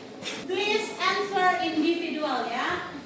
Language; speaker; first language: English; non-native, fluent; Indonesian